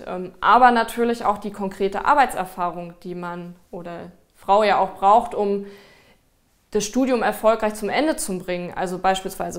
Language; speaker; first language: German; native; German